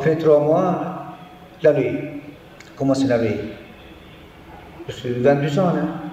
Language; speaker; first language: French; non-native, learner; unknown